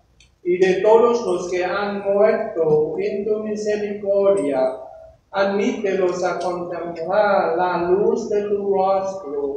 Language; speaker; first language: Spanish; non-native, learner; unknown